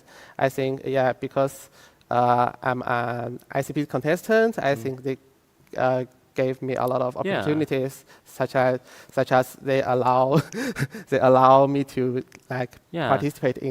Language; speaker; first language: English; non-native, fluent; Chinese